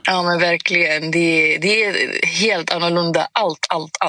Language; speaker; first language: Swedish; non-native, fluent; Greek